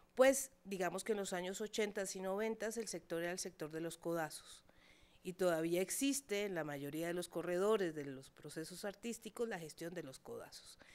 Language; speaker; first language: Spanish; native; Spanish